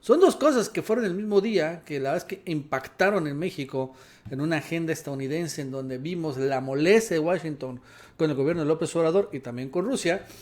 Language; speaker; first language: Spanish; native; Spanish